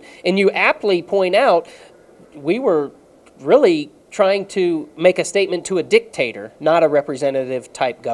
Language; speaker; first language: English; native; English